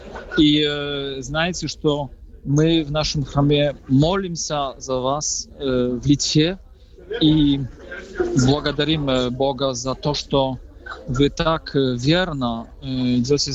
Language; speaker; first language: Russian; non-native, fluent; Polish